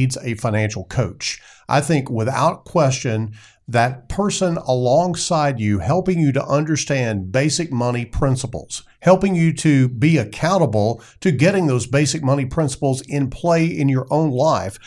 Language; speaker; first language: English; native; English